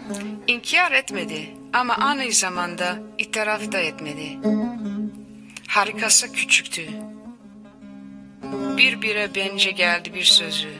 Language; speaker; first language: Turkish; non-native, learner; Armenian